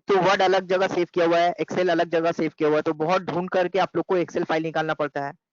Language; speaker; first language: Hindi; non-native, local second language; Bangla